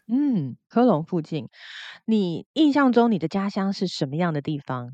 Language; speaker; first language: Chinese; native; Chinese